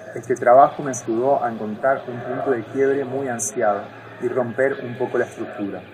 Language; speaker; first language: Spanish; native; Spanish